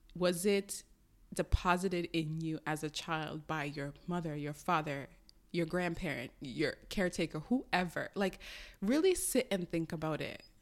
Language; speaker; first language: English; early bilingual, other home language; Yoruba